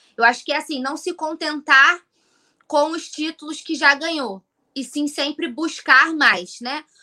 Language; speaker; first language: Portuguese; native; Portuguese